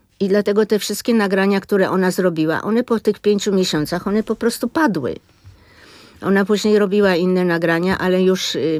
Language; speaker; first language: Polish; native; Polish